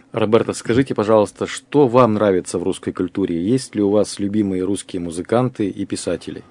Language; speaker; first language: Russian; native; Russian